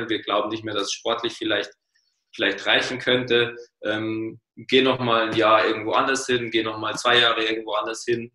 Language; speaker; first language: German; native; German